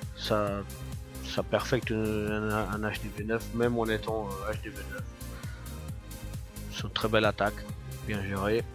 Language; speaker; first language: French; native; French